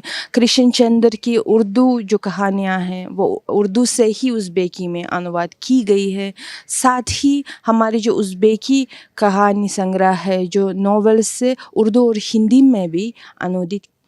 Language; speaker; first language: Hindi; non-native, fluent; Uzbek